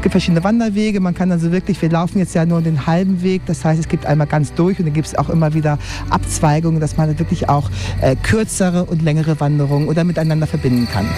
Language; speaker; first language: German; native; German